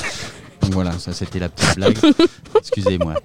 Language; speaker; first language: French; native; French